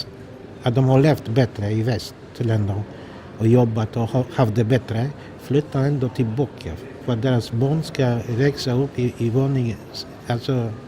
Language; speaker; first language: Swedish; non-native, fluent; Polish